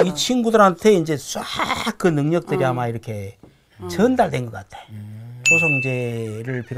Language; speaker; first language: Korean; native; Korean